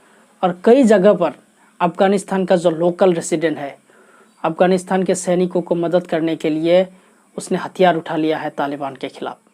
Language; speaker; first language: Hindi; non-native, local second language; Assamese